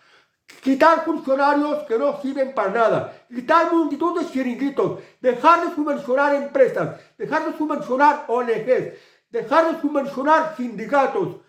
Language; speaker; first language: Spanish; native; Spanish